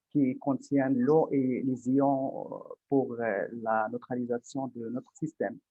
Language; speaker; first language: French; non-native, local second language; Arabic